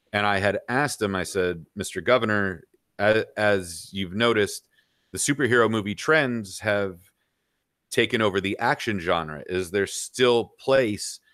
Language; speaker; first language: English; native; English